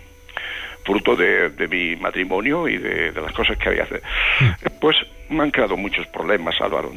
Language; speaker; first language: Spanish; native; Spanish